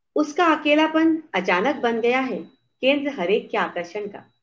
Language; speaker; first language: Hindi; native; Hindi